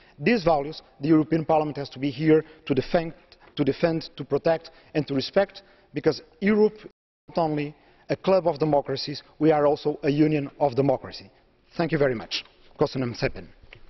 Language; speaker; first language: English; non-native, fluent; Portuguese